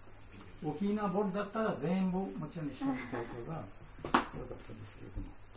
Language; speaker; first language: Japanese; non-native, learner; Bangla